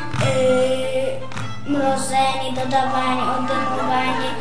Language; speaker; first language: Polish; non-native, local second language; Romany